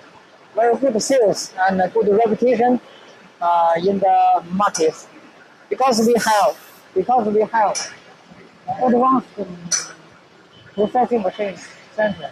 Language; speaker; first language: English; non-native, learner; Chinese